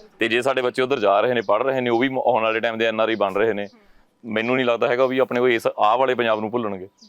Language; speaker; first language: Punjabi; native; Punjabi